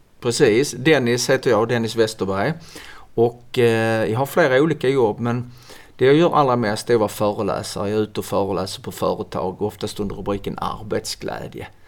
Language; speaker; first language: Swedish; native; Swedish